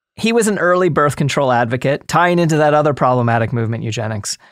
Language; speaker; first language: English; native; English